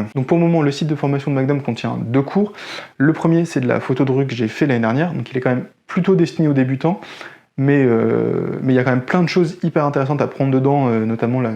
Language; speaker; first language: French; native; French